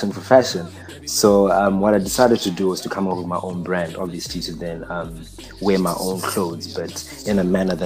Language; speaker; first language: English; non-native, local second language; Shona